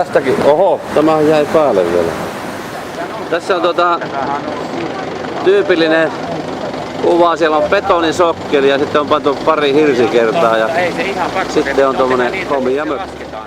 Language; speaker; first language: Finnish; native; Finnish